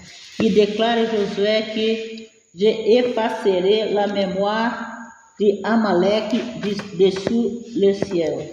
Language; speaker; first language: French; non-native, learner; Portuguese